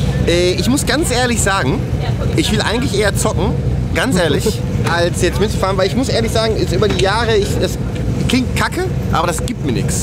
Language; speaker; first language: German; native; German